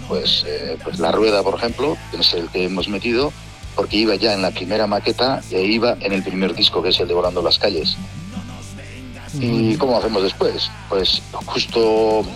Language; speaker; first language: Spanish; non-native, local second language; Basque